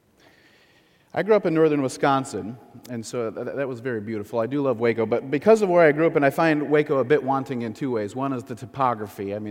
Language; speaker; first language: English; native; English